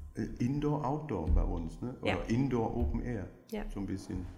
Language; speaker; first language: German; non-native, fluent; French